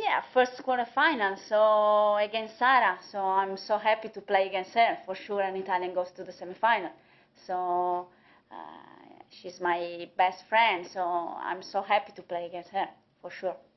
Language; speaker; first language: English; non-native, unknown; Italian